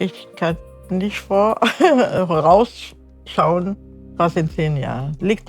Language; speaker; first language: German; non-native, learner; Arabic